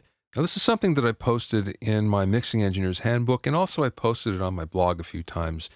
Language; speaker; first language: English; native; English